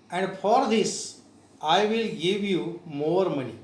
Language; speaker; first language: English; non-native, local second language; Marathi